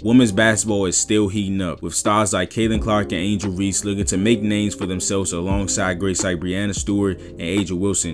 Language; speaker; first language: English; native; English